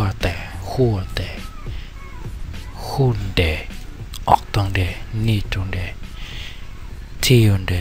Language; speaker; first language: Swedish; non-native, learner; Vietnamese